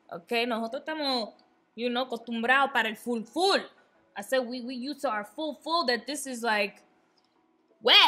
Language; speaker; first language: English; early bilingual, other home language; Spanish